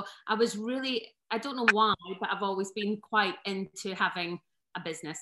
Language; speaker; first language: English; native; English